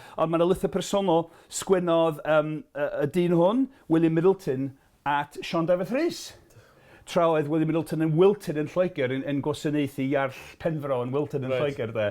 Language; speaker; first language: Welsh; non-native, fluent; English